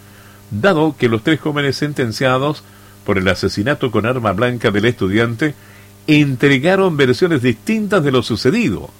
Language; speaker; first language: Spanish; native; Spanish